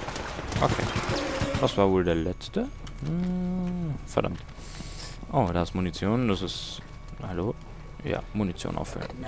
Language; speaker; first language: German; native; German